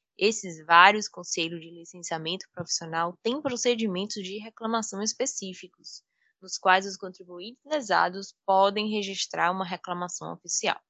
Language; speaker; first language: Portuguese; native; Portuguese